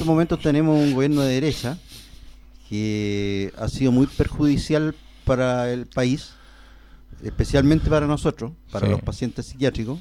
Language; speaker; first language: Spanish; native; Spanish